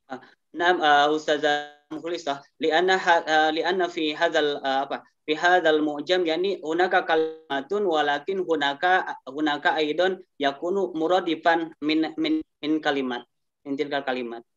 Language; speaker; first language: Arabic; non-native, learner; Indonesian